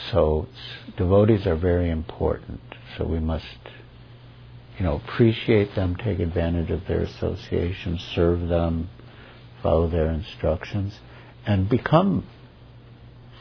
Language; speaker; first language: English; native; English